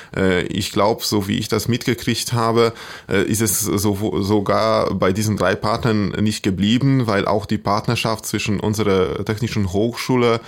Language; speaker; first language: German; non-native, fluent; Polish